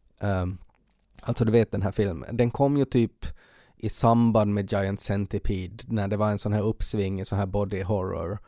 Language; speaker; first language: Swedish; native; Swedish